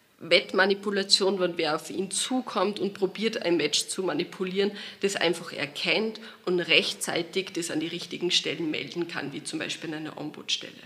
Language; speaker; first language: German; native; German